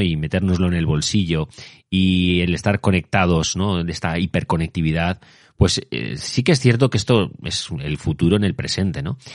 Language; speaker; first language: Spanish; native; Spanish